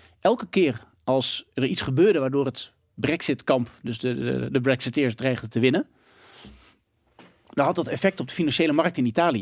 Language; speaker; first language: Dutch; native; Dutch